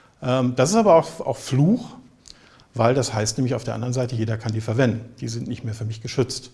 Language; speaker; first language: German; native; German